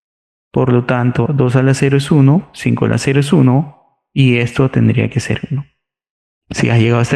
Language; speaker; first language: Spanish; native; Spanish